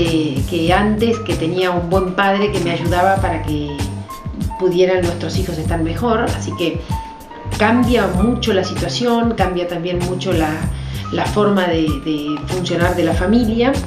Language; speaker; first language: Spanish; native; Spanish